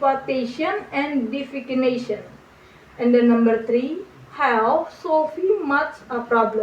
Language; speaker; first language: English; non-native, learner; Indonesian